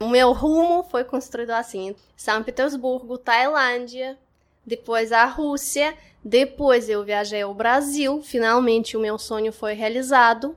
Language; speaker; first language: Portuguese; non-native, fluent; Russian